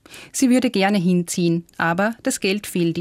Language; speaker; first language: German; native; German